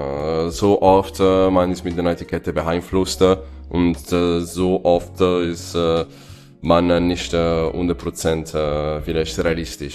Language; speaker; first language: German; non-native, fluent; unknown